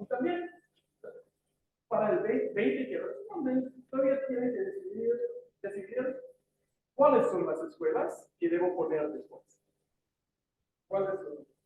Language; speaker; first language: Spanish; non-native, fluent; English